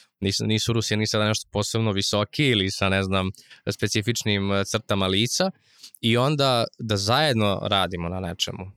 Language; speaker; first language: Serbian; non-native, local second language; Rusyn